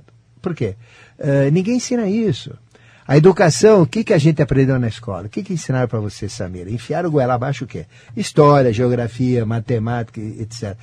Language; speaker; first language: Portuguese; native; Portuguese